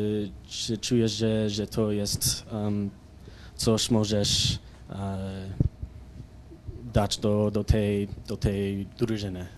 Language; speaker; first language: Polish; non-native, learner; English